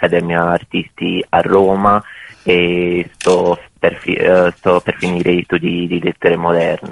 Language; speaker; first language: Italian; non-native, fluent; Bosnian